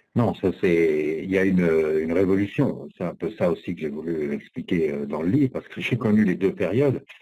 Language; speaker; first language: French; native; French